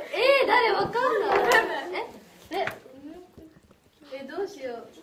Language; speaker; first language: Japanese; native; Japanese